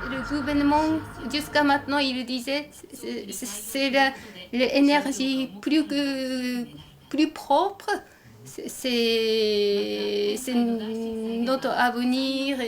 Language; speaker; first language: French; non-native, fluent; Japanese